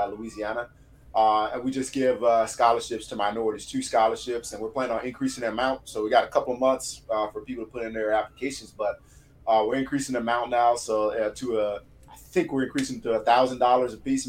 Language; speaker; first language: English; native; English